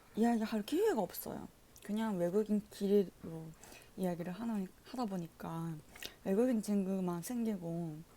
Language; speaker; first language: Korean; non-native, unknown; Japanese